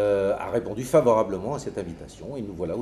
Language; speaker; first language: French; native; French